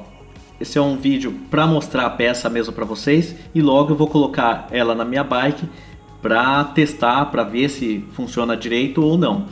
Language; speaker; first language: Portuguese; native; Portuguese